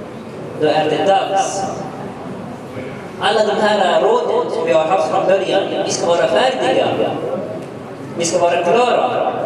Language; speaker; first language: Swedish; early bilingual, other home language; Arabic